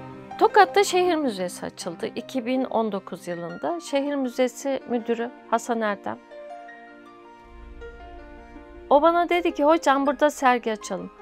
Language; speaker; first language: Turkish; native; Turkish